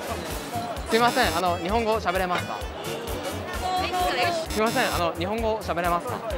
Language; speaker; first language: Japanese; non-native, fluent; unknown